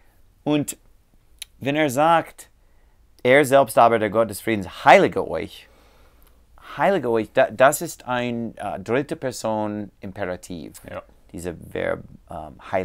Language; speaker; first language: German; non-native, learner; English